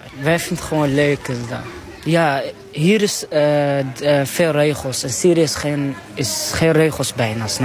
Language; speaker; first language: Dutch; non-native, learner; Arabic